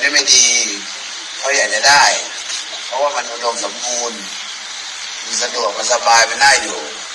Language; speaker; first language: Thai; native; Thai